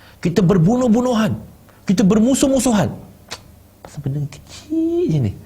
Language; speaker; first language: Malay; non-native, local second language; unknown